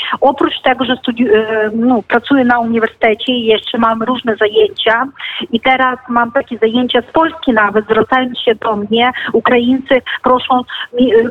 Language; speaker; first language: Polish; non-native, fluent; Ukrainian